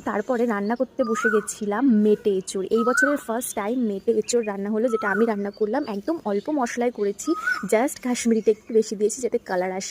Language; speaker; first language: Bangla; native; Bangla